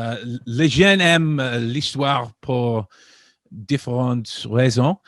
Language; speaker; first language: French; non-native, learner; English